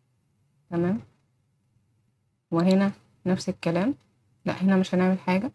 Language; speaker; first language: Arabic; native; Arabic